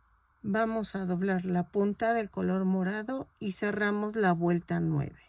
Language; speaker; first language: Spanish; native; Spanish